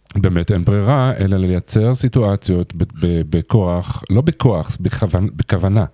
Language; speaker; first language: Hebrew; native; Hebrew